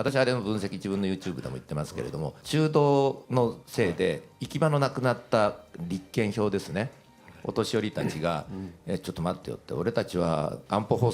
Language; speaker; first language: Japanese; native; Japanese